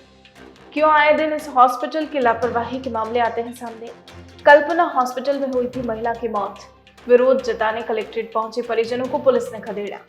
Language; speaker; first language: Hindi; native; Hindi